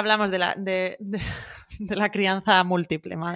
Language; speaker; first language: Spanish; native; Spanish